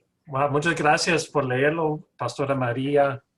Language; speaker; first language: Spanish; non-native, fluent; English